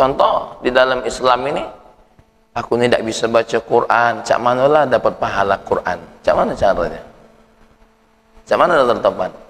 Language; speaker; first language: Indonesian; native; Indonesian